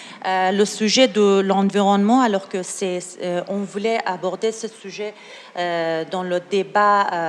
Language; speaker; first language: French; non-native, learner; Persian